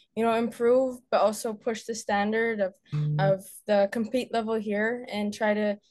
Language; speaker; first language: English; native; English